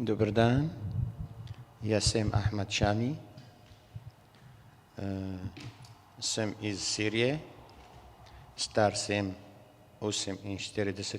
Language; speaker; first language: Slovenian; non-native, learner; Arabic